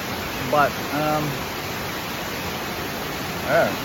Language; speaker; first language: English; native; English